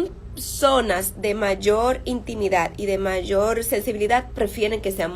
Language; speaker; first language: Spanish; native; Spanish